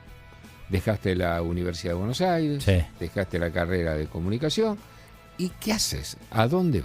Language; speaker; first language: Spanish; native; Spanish